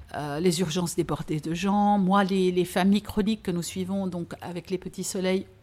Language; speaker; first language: French; native; French